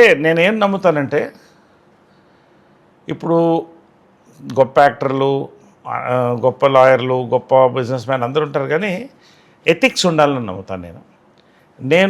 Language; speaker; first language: Telugu; native; Telugu